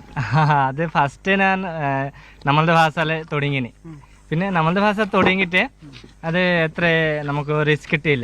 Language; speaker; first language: Malayalam; non-native, learner; Bangla